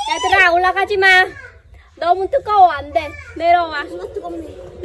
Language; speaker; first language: Korean; non-native, fluent; Khmer